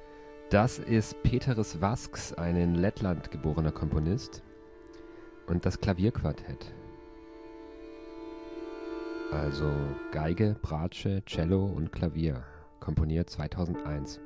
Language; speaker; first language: German; native; German